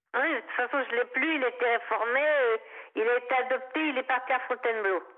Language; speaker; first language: French; native; French